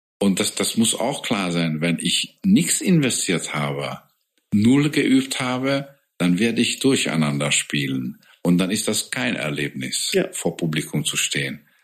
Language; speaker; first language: German; non-native, fluent; Hungarian